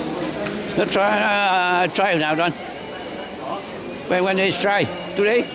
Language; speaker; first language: English; non-native, learner; Vietnamese